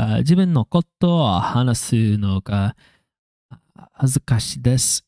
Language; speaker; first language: Japanese; non-native, learner; English